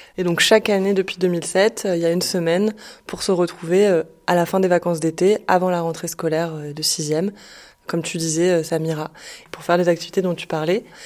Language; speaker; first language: French; native; French